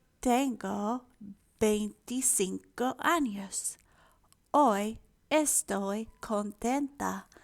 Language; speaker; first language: Spanish; non-native, fluent; English